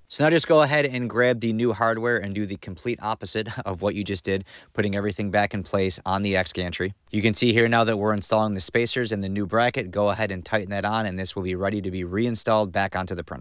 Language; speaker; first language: English; native; English